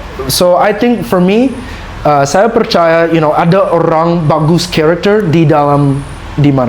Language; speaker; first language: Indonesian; non-native, learner; English